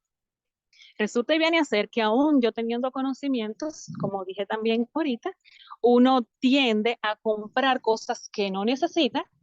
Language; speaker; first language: Spanish; native; Spanish